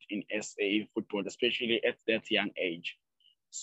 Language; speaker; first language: English; non-native, local second language; Zulu